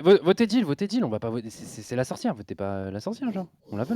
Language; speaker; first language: French; native; French